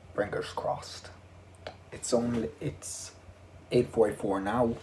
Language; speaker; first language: English; native; English